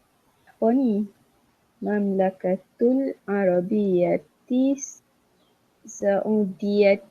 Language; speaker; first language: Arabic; non-native, learner; Malay